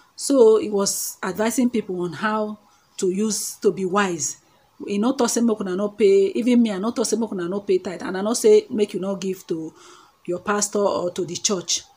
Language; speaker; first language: Nigerian Pidgin; non-native, local second language; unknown